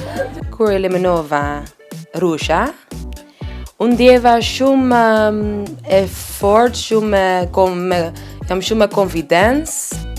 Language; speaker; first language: Albanian; early bilingual, heritage; Albanian